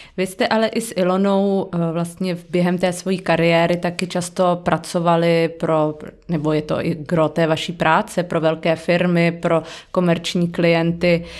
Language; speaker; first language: Czech; native; Czech